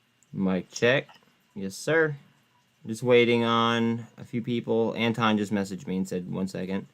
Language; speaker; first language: English; native; English